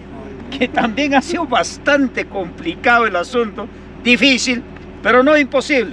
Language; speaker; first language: Spanish; native; Spanish